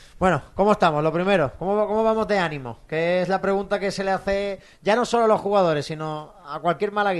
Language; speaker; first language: Spanish; native; Spanish